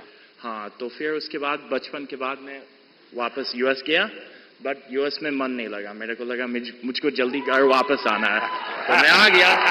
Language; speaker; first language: Hindi; early bilingual, other home language; English